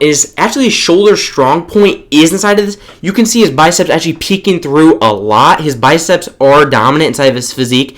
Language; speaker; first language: English; native; English